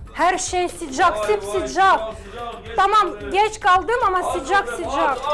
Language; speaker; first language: Turkish; non-native, learner; Swedish